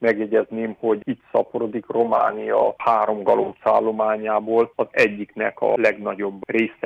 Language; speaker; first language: Hungarian; native; Hungarian